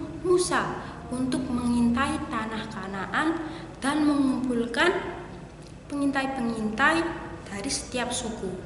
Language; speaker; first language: Indonesian; native; Indonesian